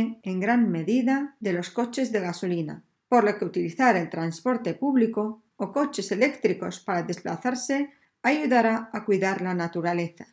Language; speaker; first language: Spanish; native; Spanish